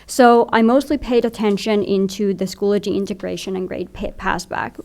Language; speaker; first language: English; non-native, fluent; Finnish